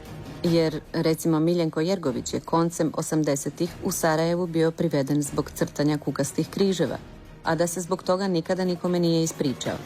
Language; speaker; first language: Croatian; native; Croatian